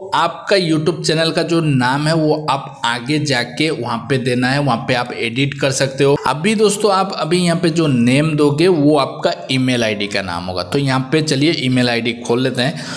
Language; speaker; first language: Hindi; native; Hindi